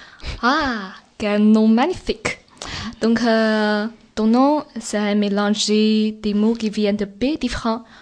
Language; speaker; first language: French; non-native, learner; Chinese